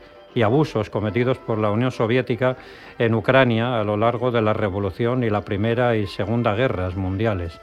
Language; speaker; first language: Spanish; native; Spanish